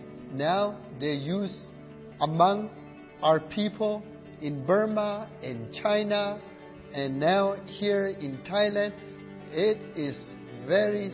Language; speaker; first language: English; non-native, learner; Burmese